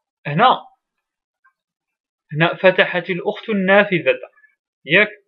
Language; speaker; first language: Arabic; native; Arabic